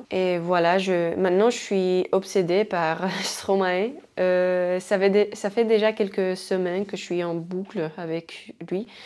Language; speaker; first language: French; non-native, fluent; Spanish